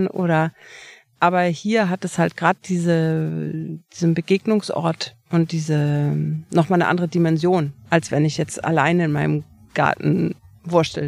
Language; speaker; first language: German; native; German